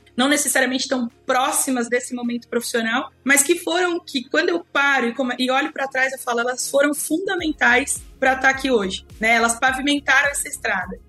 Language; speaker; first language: Portuguese; native; Portuguese